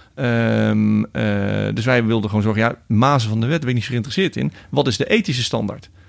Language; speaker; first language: Dutch; native; Dutch